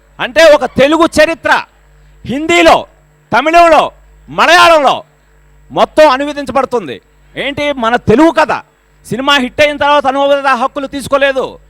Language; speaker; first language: Telugu; native; Telugu